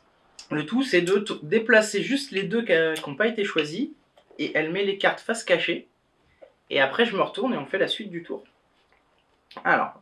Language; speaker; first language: French; native; French